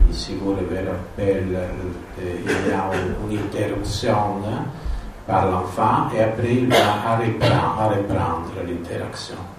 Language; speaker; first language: French; non-native, fluent; Italian